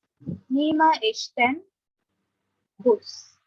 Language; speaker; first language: German; non-native, fluent; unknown